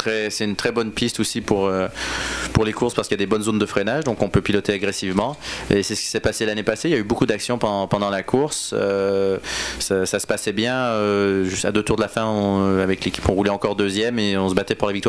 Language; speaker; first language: French; native; French